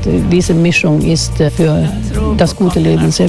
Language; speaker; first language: German; non-native, learner; Swedish